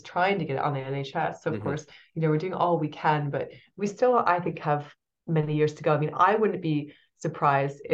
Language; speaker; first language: English; native; English